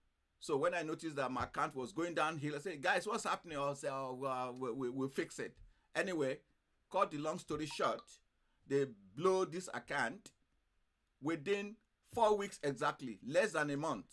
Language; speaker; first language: English; non-native, fluent; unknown